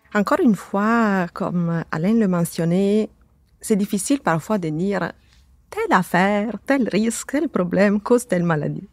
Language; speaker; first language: French; native; French